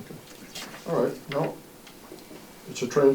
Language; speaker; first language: English; native; English